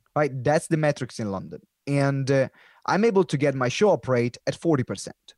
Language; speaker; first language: English; non-native, fluent; Italian